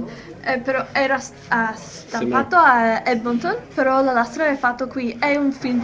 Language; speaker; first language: Italian; non-native, learner; English